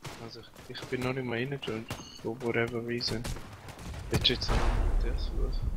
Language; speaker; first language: German; native; German